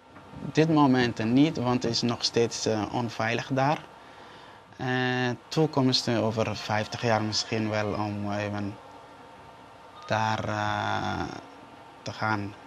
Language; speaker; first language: Dutch; non-native, learner; Somali